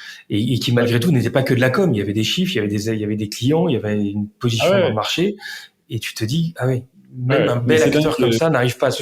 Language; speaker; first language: French; native; French